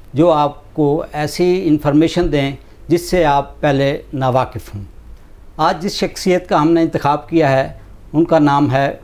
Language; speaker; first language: Urdu; non-native, local second language; Punjabi